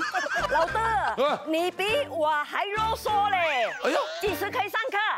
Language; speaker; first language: Chinese; non-native, fluent; Thai